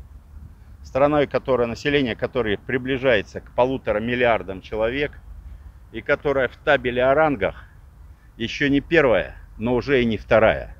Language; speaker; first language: Russian; native; Russian